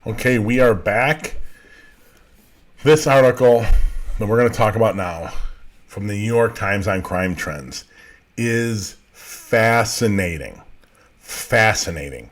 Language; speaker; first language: English; native; English